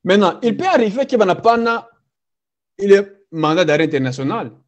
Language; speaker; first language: French; non-native, local second language; Swahili